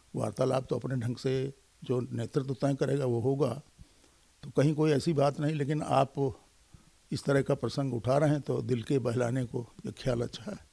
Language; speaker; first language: Hindi; native; Hindi